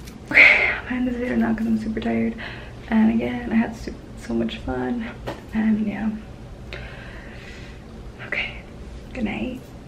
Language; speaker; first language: English; native; English